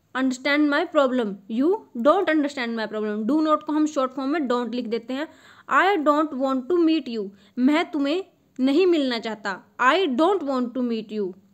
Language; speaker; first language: Hindi; native; Hindi